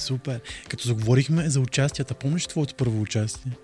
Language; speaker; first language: Bulgarian; native; Bulgarian